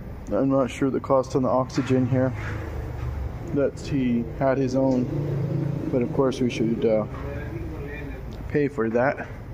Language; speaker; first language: English; native; English